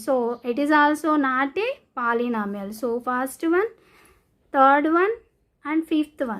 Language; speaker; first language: English; non-native, local second language; Telugu